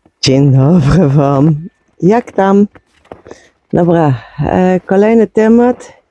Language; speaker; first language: Polish; non-native, learner; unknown